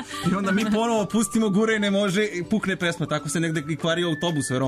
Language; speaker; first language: Serbian; native; Serbian